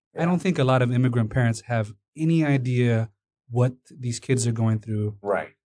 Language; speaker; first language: English; non-native, fluent; Amharic